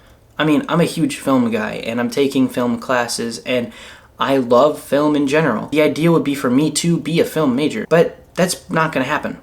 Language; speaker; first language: English; native; English